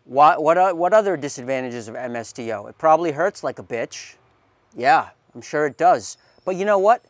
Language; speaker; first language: English; native; English